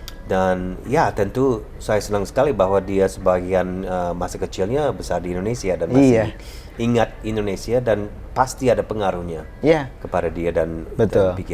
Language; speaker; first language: Indonesian; non-native, fluent; English